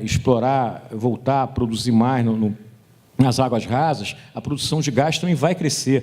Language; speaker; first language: Portuguese; native; Portuguese